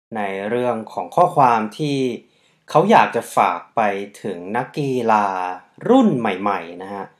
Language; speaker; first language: Thai; native; Thai